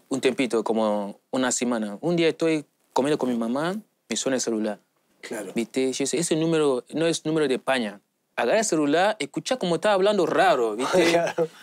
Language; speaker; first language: Spanish; non-native, learner; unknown